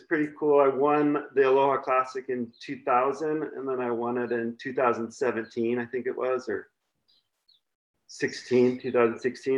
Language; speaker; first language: English; native; English